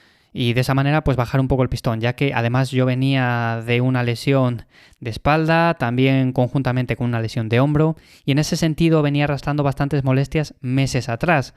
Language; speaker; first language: Spanish; native; Spanish